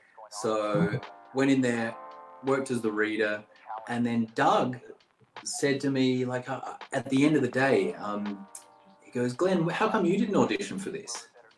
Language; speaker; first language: English; early bilingual, other home language; Portuguese